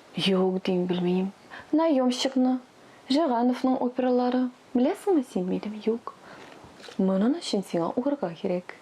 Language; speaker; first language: Tatar; non-native, local second language; Russian